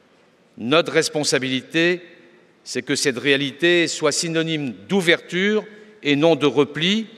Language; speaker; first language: French; native; French